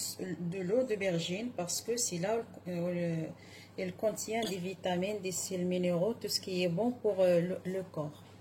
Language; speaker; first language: French; non-native, local second language; Arabic